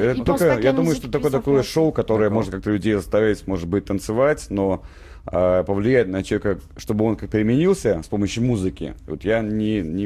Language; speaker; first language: Russian; native; Russian